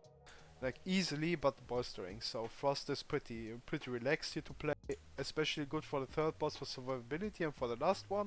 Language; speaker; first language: English; non-native, fluent; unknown